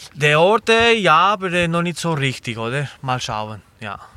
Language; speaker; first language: German; non-native, learner; Spanish